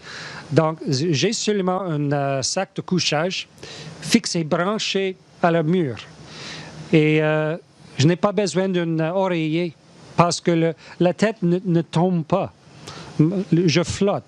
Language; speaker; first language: French; non-native, learner; English